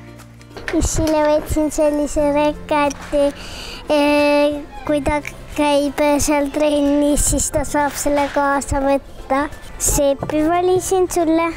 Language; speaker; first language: Estonian; native; Estonian